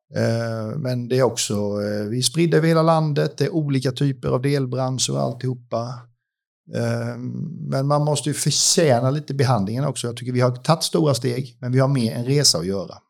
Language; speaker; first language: Swedish; native; Swedish